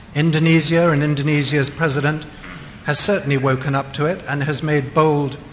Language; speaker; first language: English; native; English